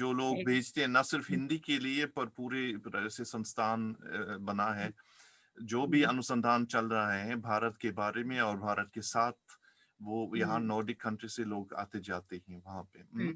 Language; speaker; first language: Hindi; non-native, fluent; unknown